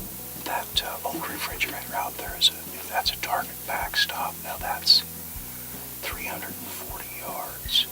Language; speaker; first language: English; native; English